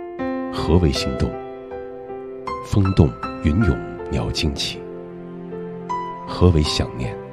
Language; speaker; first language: Chinese; native; Chinese